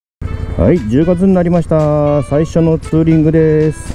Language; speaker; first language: Japanese; native; Japanese